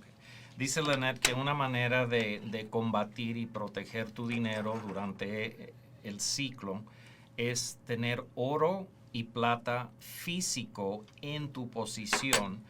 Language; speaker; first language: Spanish; early bilingual, heritage; Spanish